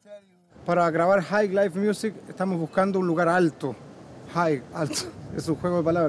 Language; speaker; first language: Spanish; native; Spanish